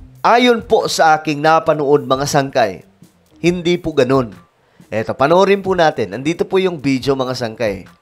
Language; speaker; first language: Filipino; native; Filipino